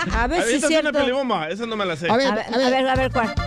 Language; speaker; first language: Spanish; native; Spanish